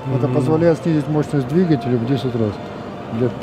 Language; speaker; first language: Russian; native; Russian